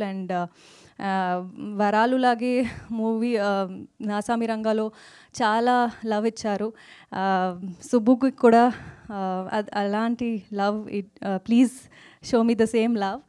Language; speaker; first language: Telugu; non-native, learner; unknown